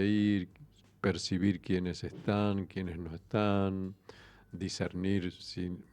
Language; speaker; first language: Spanish; native; Spanish